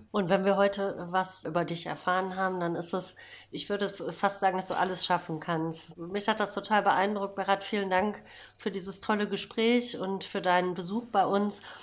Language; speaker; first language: German; native; German